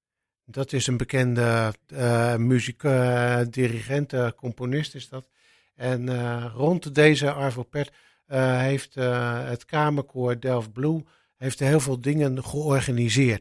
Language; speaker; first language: Dutch; native; Dutch